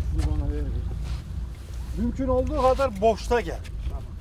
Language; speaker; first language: Turkish; native; Turkish